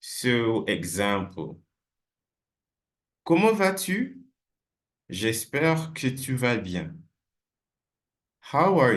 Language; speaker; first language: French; non-native, fluent; English